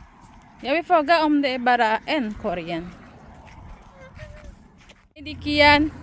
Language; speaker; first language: Swedish; non-native, local second language; Indonesian